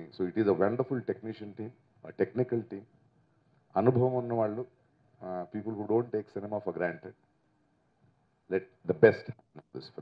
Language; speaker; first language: Telugu; native; Telugu